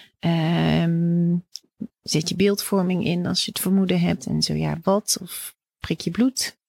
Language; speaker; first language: Dutch; native; Dutch